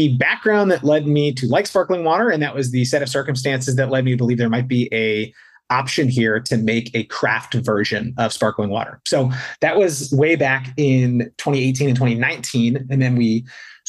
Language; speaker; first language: English; native; English